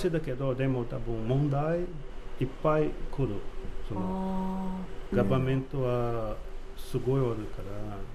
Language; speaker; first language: Japanese; non-native, learner; Portuguese